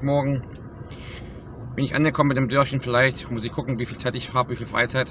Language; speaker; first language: German; native; German